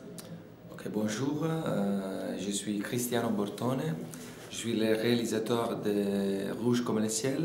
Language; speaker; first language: French; non-native, fluent; Italian